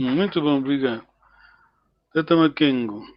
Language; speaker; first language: Portuguese; non-native, local second language; Kongo